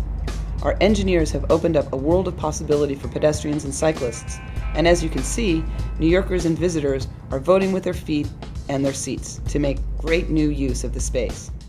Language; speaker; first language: English; native; English